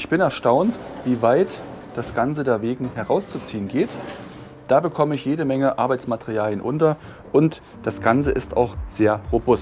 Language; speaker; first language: German; native; German